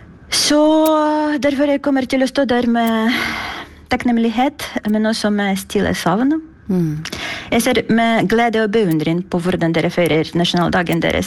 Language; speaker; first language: Norwegian; non-native, fluent; Ukrainian